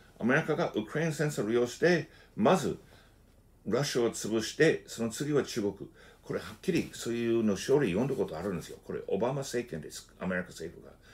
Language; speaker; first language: Japanese; non-native, fluent; English